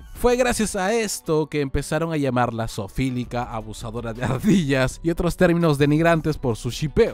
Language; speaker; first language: Spanish; native; Spanish